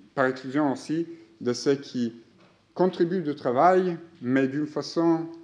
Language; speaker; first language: French; non-native, fluent; Greek